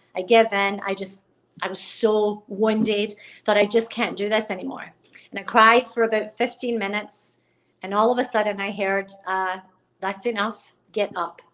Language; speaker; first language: English; native; English